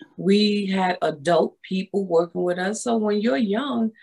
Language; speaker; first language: English; native; English